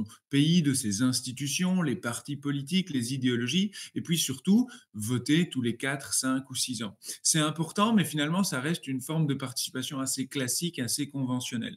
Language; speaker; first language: French; native; French